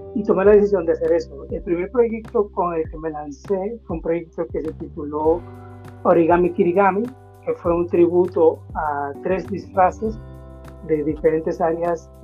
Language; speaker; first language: Spanish; native; Spanish